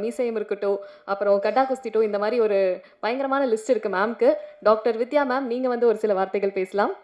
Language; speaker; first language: Tamil; native; Tamil